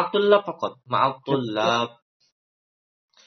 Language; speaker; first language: Arabic; non-native, fluent; Indonesian